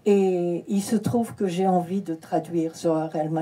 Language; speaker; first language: French; early bilingual, heritage; French